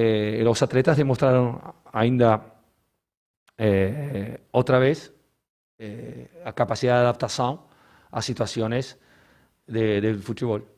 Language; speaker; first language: Portuguese; non-native, learner; Spanish